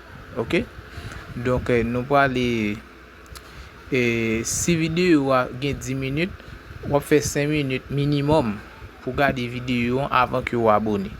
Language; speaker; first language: French; non-native, learner; Haitian Creole